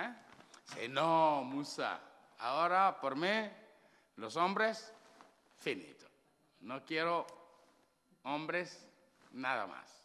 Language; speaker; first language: Spanish; non-native, learner; Wolof